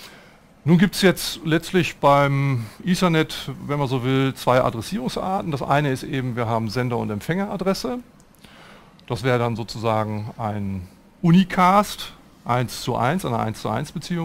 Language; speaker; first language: German; native; German